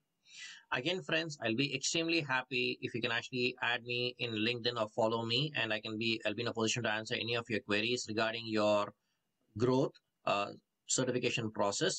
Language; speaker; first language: English; non-native, local second language; Tamil